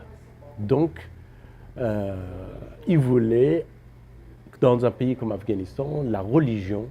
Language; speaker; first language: French; non-native, fluent; Persian